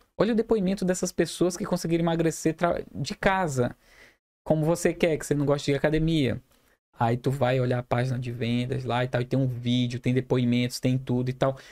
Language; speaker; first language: Portuguese; native; Portuguese